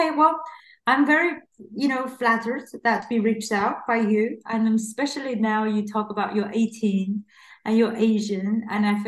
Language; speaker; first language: English; non-native, fluent; Chinese